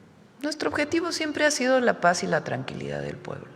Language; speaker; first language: Spanish; native; Spanish